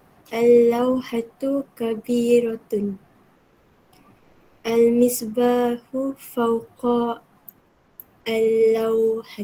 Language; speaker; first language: Arabic; non-native, learner; Malay